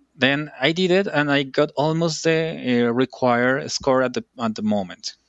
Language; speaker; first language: English; non-native, fluent; Spanish